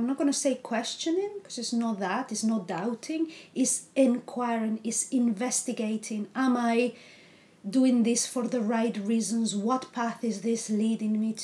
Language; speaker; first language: English; non-native, fluent; Spanish